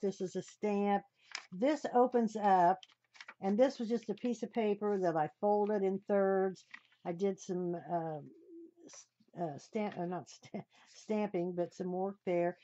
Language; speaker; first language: English; native; English